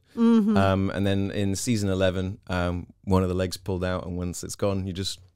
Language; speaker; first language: English; native; English